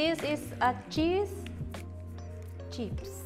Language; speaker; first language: English; non-native, local second language; Filipino